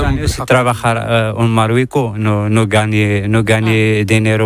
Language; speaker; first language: Spanish; non-native, learner; Arabic